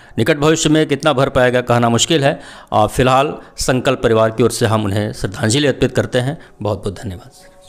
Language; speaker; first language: Hindi; native; Hindi